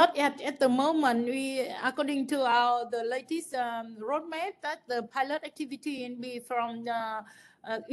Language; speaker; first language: English; non-native, fluent; Vietnamese